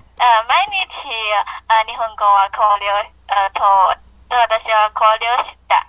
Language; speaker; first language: Japanese; non-native, learner; Chinese